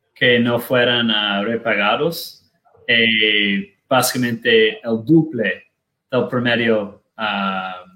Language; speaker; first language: Spanish; non-native, learner; Portuguese